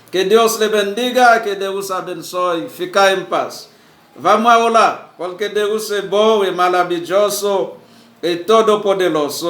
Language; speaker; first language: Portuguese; non-native, learner; Haitian Creole